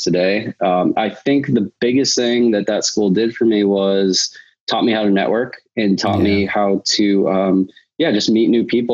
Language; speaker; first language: English; native; English